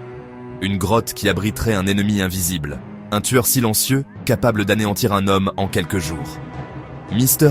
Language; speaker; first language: French; native; French